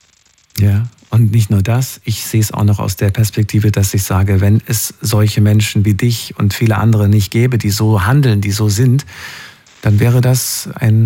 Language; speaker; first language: German; native; German